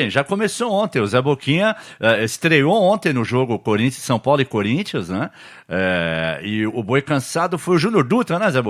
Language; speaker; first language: Portuguese; native; Portuguese